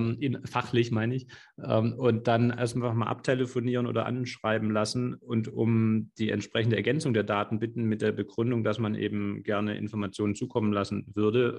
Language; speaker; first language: German; native; German